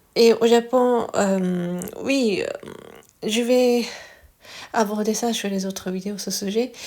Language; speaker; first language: French; non-native, fluent; Japanese